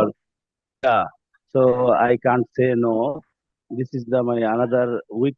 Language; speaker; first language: English; non-native, learner; Bangla